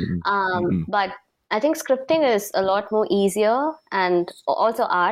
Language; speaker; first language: English; non-native, local second language; Tamil